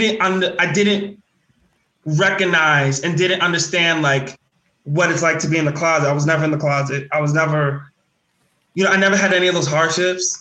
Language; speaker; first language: English; native; English